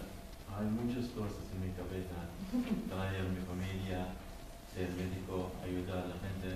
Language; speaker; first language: Spanish; non-native, learner; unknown